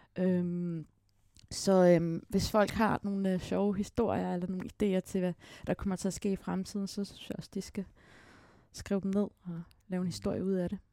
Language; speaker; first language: Danish; early bilingual, other home language; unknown